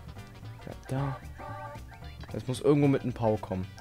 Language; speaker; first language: German; native; German